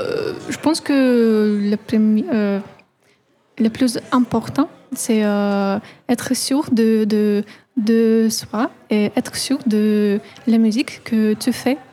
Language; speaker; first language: French; non-native, fluent; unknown